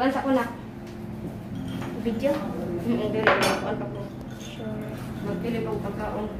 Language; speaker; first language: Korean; non-native, learner; Cebuano